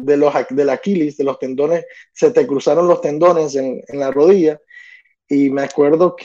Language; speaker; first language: Spanish; early bilingual, other home language; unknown